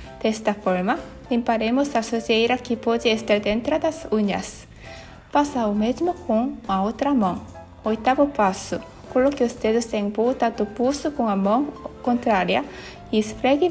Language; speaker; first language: Portuguese; non-native, fluent; Korean